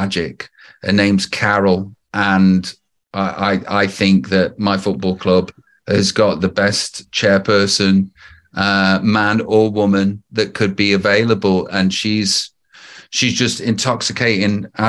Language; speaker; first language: English; native; English